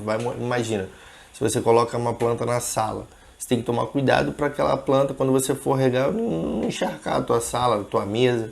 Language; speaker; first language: Portuguese; native; Portuguese